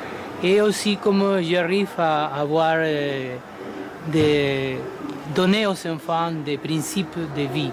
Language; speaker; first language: French; non-native, fluent; Spanish